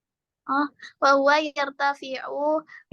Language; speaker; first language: Arabic; non-native, learner; Indonesian